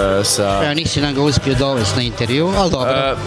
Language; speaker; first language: Croatian; native; Croatian